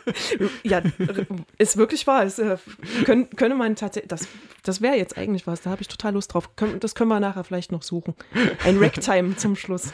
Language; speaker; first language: German; native; German